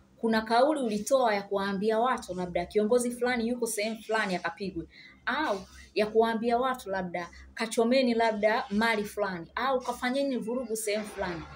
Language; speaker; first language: Swahili; native; Swahili